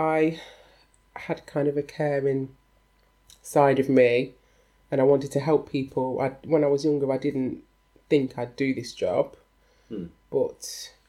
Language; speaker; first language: English; native; English